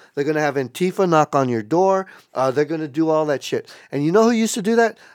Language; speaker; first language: English; native; English